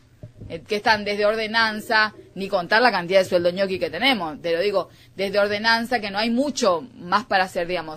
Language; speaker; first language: Spanish; native; Spanish